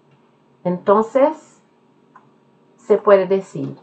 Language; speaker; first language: Spanish; non-native, fluent; Norwegian